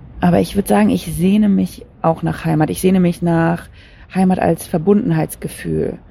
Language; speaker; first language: German; early bilingual, other home language; Polish